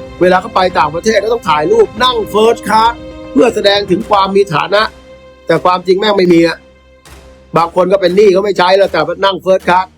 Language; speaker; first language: Thai; native; Thai